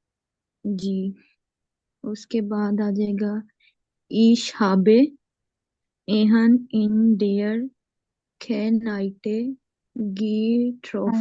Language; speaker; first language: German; non-native, learner; Urdu